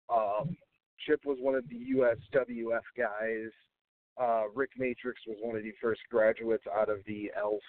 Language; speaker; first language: English; native; English